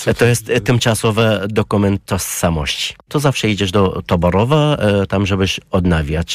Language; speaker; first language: Polish; non-native, learner; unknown